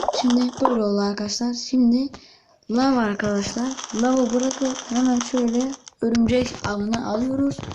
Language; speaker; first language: Turkish; native; Turkish